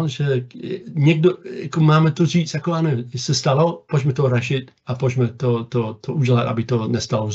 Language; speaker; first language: Czech; non-native, fluent; English